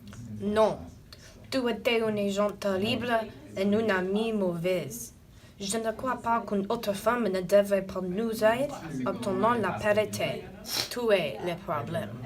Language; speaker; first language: French; non-native, learner; English